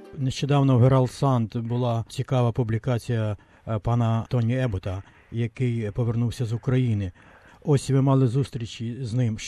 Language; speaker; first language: Ukrainian; native; Ukrainian